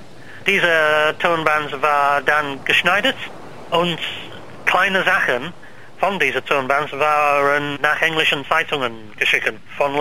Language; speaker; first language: German; non-native, learner; English